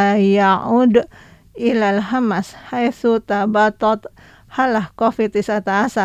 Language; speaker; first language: Arabic; non-native, fluent; Indonesian